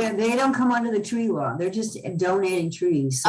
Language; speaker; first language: English; native; English